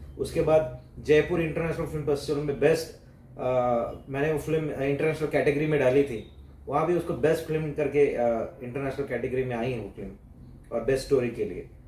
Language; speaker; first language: Hindi; non-native, local second language; Marathi